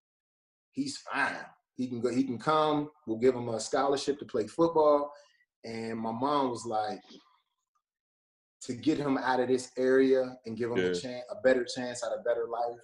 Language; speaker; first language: English; native; English